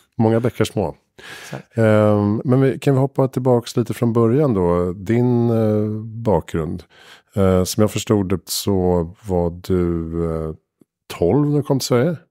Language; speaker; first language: Swedish; native; Swedish